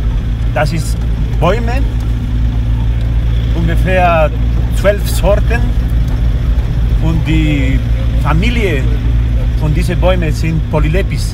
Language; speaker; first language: German; non-native, learner; Spanish